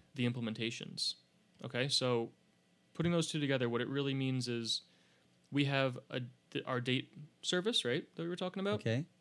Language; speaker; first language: English; native; English